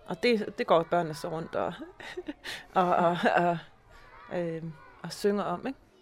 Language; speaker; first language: Danish; native; Danish